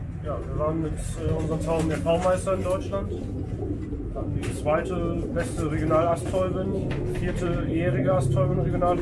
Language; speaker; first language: German; native; German